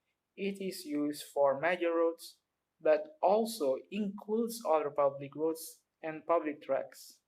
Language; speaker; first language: English; non-native, learner; Indonesian